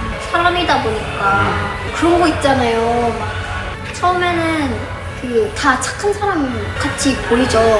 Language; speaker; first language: Korean; non-native, fluent; Indonesian